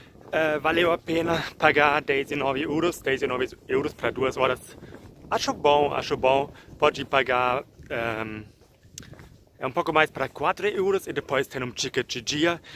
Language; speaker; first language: Portuguese; non-native, fluent; German